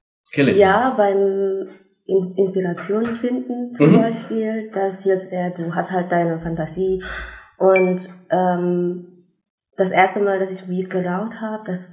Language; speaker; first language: German; non-native, fluent; Indonesian